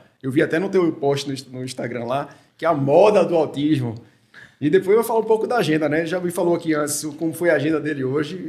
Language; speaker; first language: Portuguese; native; Portuguese